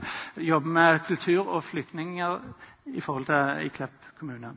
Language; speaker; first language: Norwegian; native; Norwegian